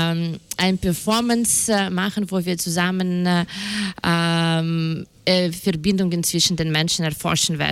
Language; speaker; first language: German; non-native, fluent; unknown